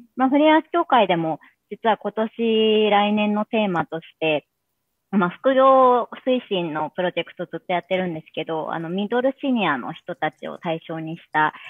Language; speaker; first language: Japanese; native; Japanese